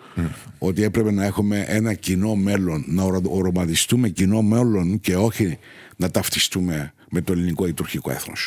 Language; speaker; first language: Greek; non-native, local second language; Turkish